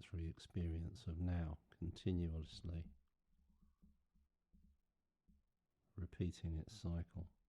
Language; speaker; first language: English; native; English